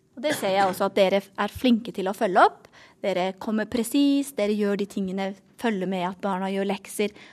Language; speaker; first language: Norwegian; native; Norwegian